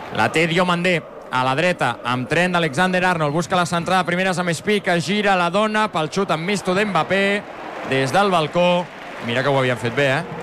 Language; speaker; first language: Catalan; native; Catalan